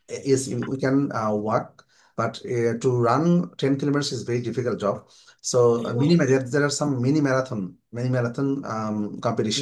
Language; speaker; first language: English; non-native, fluent; Bangla